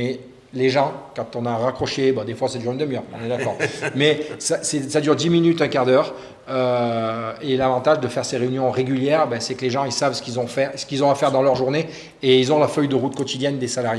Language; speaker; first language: French; native; French